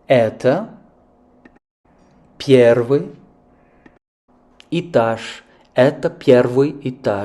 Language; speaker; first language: Russian; non-native, fluent; French